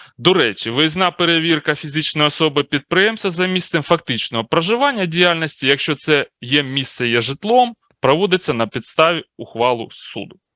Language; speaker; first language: Ukrainian; native; Ukrainian